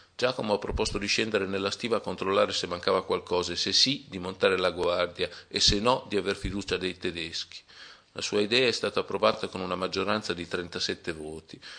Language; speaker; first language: Italian; native; Italian